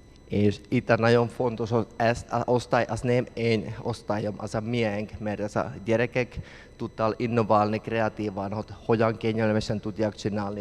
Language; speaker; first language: Hungarian; non-native, learner; Finnish